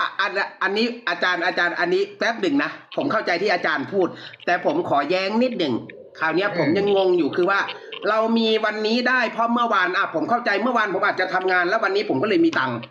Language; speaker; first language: Thai; native; Thai